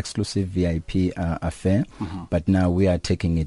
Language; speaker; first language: English; non-native, local second language; Xhosa